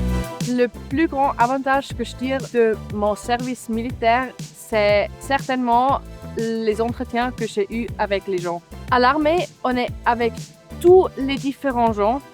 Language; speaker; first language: French; non-native, local second language; German